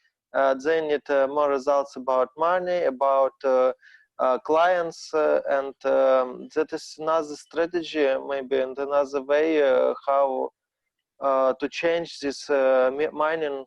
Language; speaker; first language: English; non-native, learner; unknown